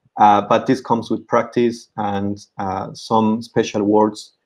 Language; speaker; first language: English; non-native, fluent; Spanish